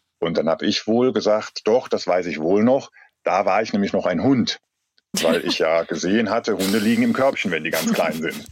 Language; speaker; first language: German; native; German